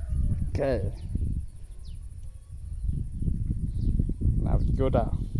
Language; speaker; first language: English; non-native, learner; Hmong